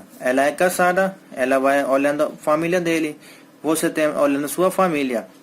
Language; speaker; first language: Portuguese; non-native, learner; Hindi